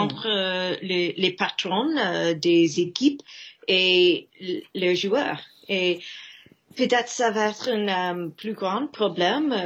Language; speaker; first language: French; non-native, fluent; English